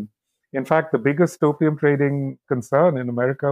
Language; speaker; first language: English; non-native, local second language; Bangla